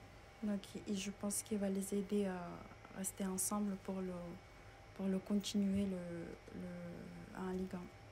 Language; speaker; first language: French; non-native, learner; Spanish